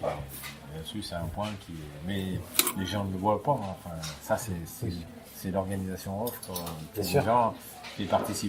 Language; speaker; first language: French; native; French